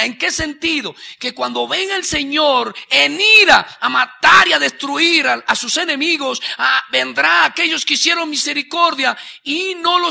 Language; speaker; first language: Spanish; native; Spanish